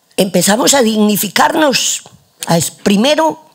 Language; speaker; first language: Spanish; native; Spanish